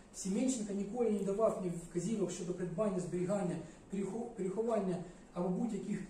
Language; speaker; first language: Ukrainian; non-native, local second language; Russian